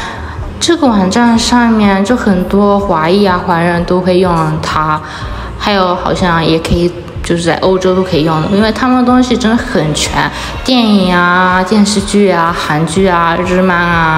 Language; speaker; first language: Chinese; early bilingual, heritage; Chinese